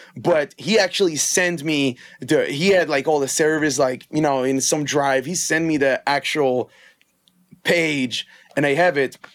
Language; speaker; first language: English; non-native, fluent; Hebrew